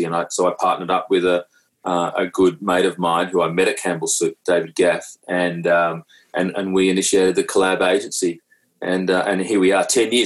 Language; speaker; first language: English; native; English